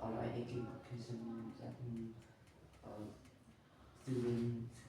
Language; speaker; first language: English; non-native, learner; Vietnamese